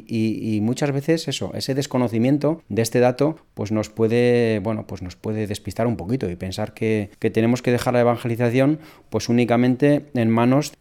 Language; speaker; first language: Spanish; native; Spanish